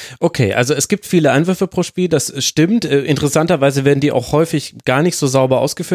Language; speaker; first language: German; native; German